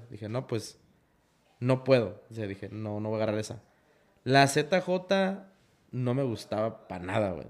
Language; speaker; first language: Spanish; native; Spanish